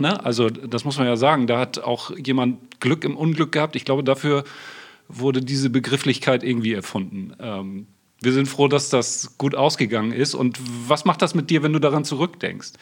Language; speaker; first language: German; native; German